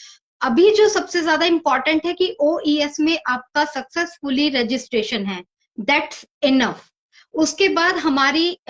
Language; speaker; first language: Hindi; native; Hindi